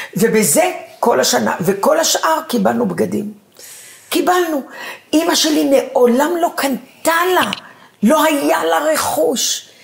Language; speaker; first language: Hebrew; early bilingual, other home language; Arabic